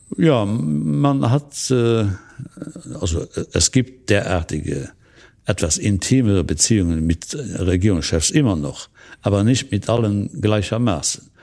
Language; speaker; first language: German; non-native, local second language; Luxembourgish